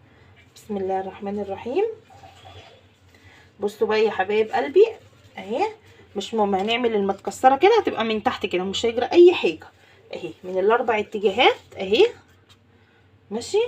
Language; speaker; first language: Arabic; native; Arabic